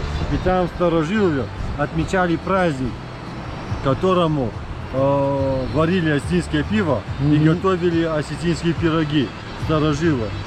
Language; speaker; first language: Russian; native; Russian